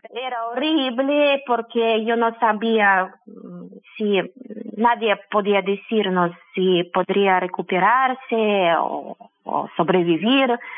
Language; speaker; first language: Spanish; non-native, fluent; Russian